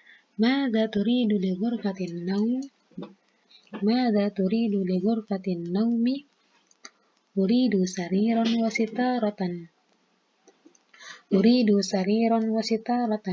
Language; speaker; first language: Arabic; non-native, fluent; Indonesian